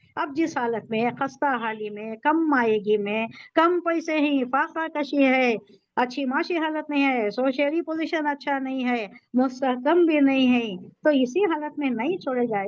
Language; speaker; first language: Urdu; native; Urdu